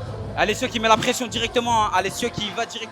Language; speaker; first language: French; native; French